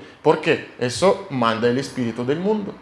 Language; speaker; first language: Spanish; non-native, fluent; Russian